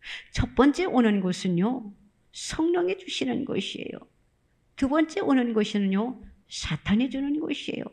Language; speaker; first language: Korean; native; Korean